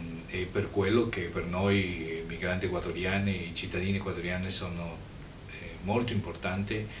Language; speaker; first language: Italian; non-native, fluent; Spanish